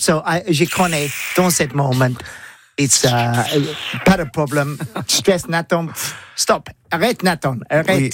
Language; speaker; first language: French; non-native, learner; English